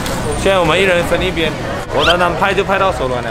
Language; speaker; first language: Chinese; native; Chinese